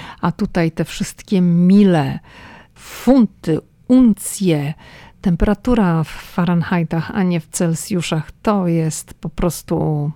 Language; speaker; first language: Polish; native; Polish